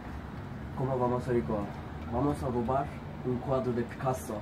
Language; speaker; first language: Spanish; non-native, learner; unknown